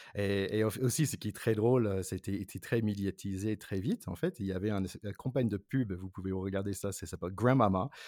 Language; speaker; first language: French; non-native, fluent; English